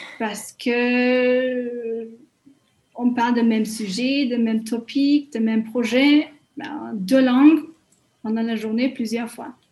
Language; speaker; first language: French; non-native, fluent; Hungarian